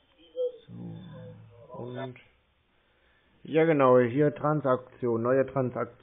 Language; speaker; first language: German; native; German